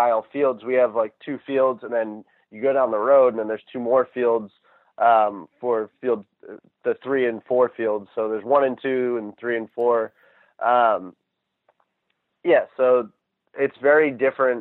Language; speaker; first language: English; native; English